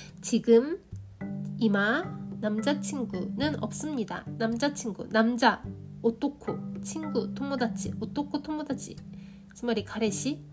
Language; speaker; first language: Korean; non-native, learner; Japanese